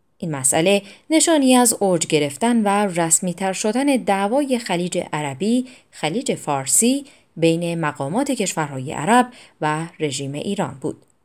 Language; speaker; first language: Persian; non-native, local second language; Azerbaijani